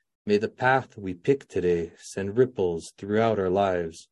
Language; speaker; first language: English; non-native, local second language; French